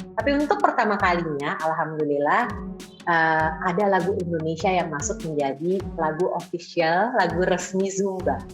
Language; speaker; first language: Indonesian; native; Indonesian